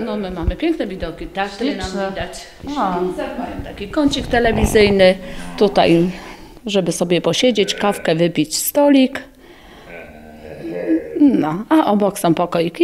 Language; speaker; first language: Polish; native; Polish